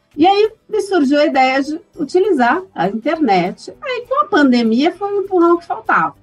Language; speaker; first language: Portuguese; native; Portuguese